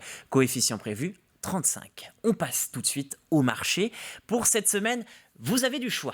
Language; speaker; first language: French; native; French